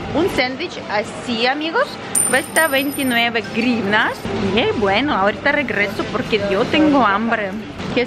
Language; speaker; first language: Spanish; non-native, fluent; Ukrainian